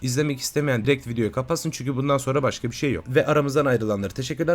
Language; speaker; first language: Turkish; native; Turkish